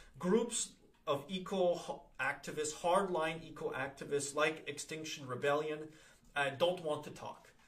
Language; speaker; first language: English; early bilingual, other home language; Polish